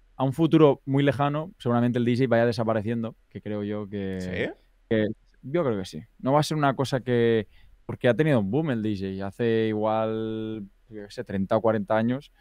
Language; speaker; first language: Spanish; native; Spanish